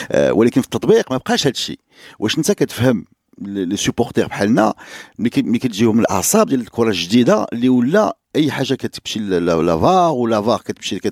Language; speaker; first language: Arabic; native; Arabic